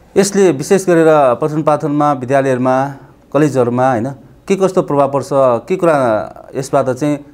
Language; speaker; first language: Nepali; native; Nepali